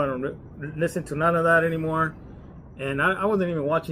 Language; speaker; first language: English; native; English